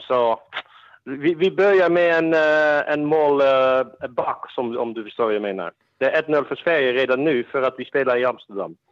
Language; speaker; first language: Swedish; non-native, fluent; Dutch